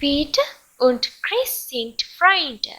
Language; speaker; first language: German; non-native, learner; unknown